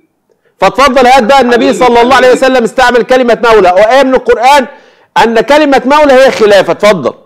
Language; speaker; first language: Arabic; native; Arabic